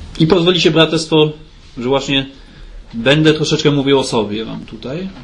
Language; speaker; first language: Polish; early bilingual, heritage; Polish